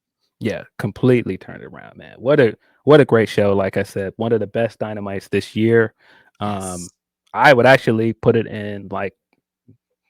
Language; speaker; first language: English; native; English